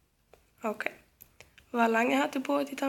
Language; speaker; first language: Danish; non-native, learner; Icelandic